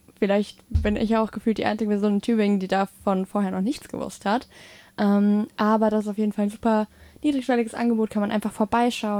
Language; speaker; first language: German; native; German